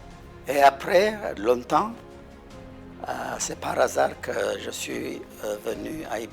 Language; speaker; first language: French; non-native, fluent; Amharic